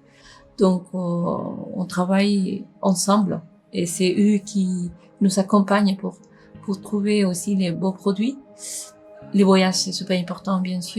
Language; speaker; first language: French; non-native, fluent; Spanish